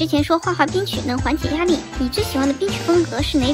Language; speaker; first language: Chinese; native; Chinese